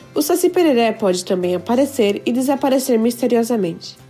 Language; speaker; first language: Portuguese; early bilingual, other home language; Japanese